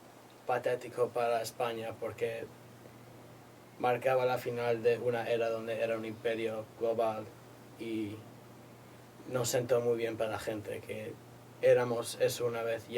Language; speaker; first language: Spanish; native; Spanish